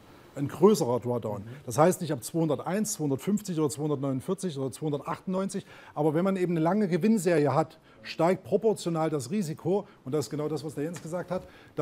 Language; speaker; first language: German; native; German